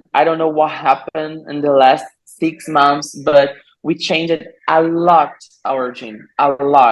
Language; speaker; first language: English; non-native, learner; Portuguese